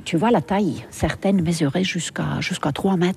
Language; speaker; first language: French; non-native, fluent; Estonian